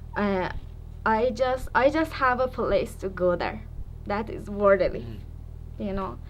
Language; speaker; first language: English; non-native, learner; Persian